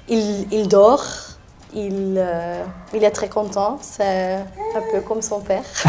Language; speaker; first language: French; non-native, local second language; Dutch